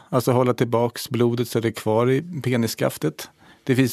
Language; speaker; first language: Swedish; native; Swedish